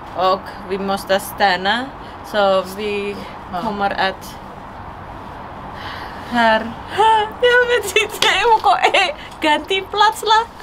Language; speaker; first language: Swedish; non-native, learner; Indonesian